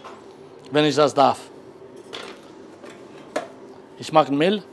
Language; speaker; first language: German; non-native, learner; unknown